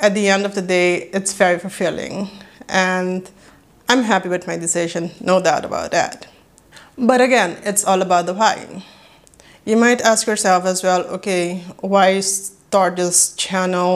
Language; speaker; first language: English; non-native, fluent; Papiamento